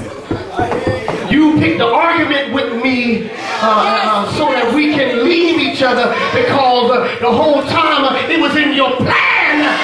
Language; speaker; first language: English; native; English